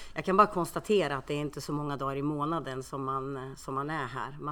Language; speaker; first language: Swedish; early bilingual, other home language; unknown